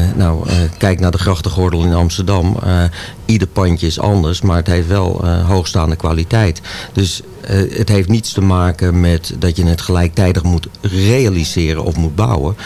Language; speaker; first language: Dutch; native; Dutch